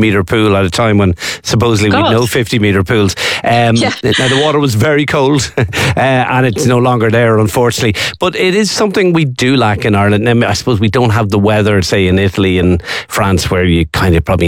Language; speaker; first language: English; native; English